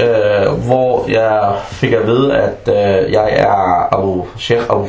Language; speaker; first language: Danish; early bilingual, other home language; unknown